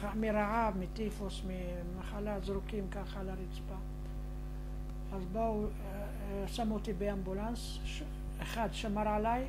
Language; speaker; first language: Hebrew; non-native, fluent; Arabic